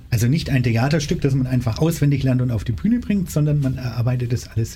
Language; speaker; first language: German; native; German